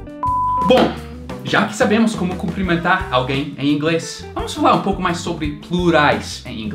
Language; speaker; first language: Portuguese; non-native, fluent; English